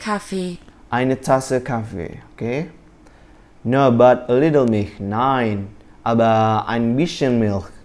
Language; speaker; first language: German; non-native, learner; Indonesian